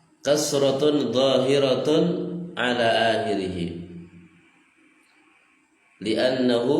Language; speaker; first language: Arabic; non-native, fluent; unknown